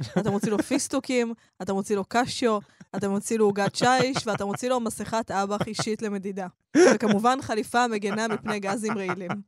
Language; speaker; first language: Hebrew; native; Hebrew